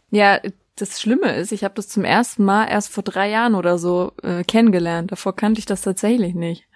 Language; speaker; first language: German; native; German